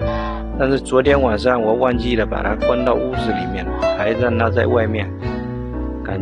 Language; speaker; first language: Chinese; native; Chinese